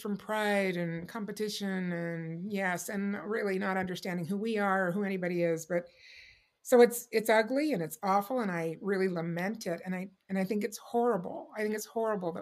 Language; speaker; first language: English; native; English